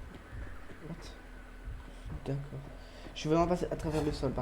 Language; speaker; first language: French; native; French